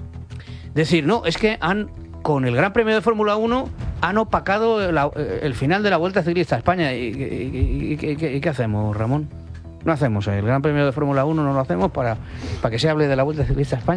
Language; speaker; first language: Spanish; native; Spanish